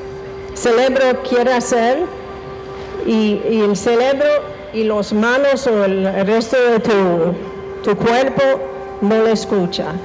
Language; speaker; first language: Spanish; non-native, fluent; English